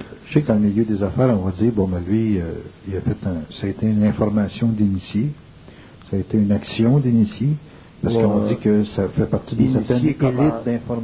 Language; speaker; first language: French; native; French